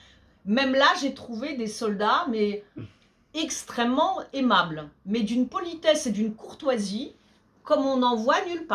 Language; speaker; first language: French; early bilingual, other home language; Polish